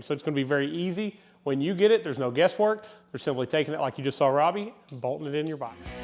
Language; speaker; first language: English; native; English